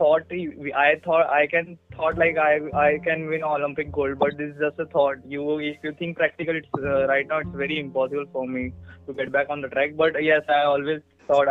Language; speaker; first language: English; non-native, local second language; Marathi